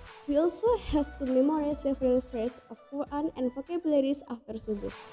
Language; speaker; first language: English; non-native, fluent; Indonesian